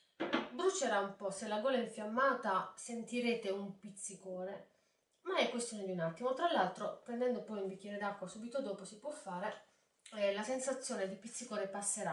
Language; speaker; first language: Italian; native; Italian